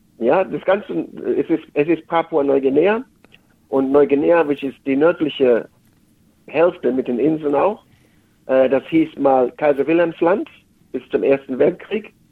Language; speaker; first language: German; native; German